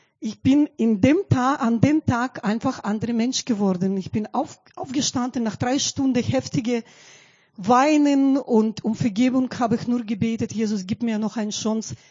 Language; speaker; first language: German; non-native, fluent; Russian